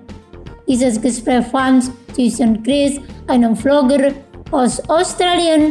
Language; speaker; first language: German; non-native, fluent; Indonesian